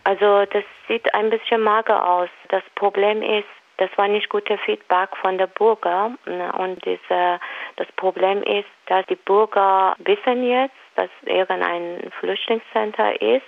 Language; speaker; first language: German; non-native, fluent; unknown